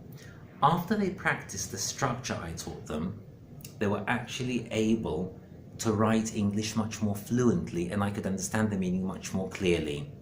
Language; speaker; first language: English; non-native, fluent; Greek